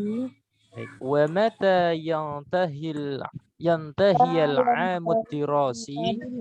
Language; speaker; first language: Arabic; non-native, fluent; Indonesian